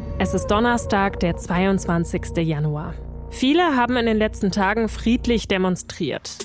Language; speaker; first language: German; native; German